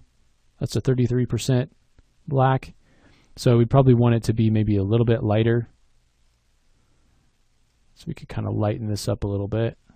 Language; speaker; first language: English; native; English